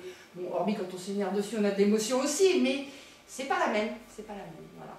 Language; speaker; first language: French; native; French